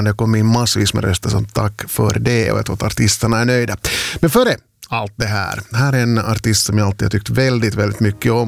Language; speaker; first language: Swedish; native; Swedish